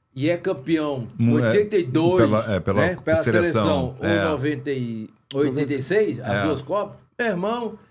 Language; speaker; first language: Portuguese; native; Portuguese